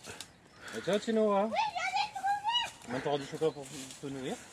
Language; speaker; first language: French; native; French